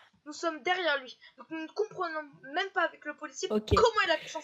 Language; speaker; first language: French; native; French